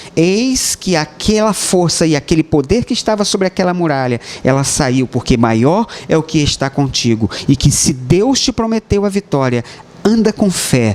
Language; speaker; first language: Portuguese; native; Portuguese